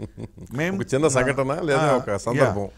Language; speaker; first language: Telugu; native; Telugu